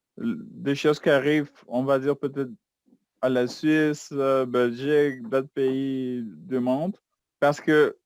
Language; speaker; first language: French; non-native, fluent; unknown